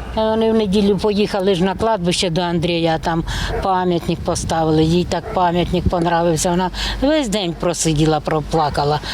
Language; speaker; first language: Ukrainian; native; Ukrainian